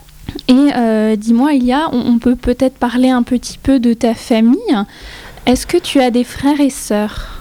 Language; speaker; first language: French; native; French